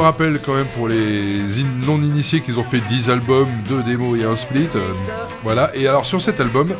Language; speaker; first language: French; native; French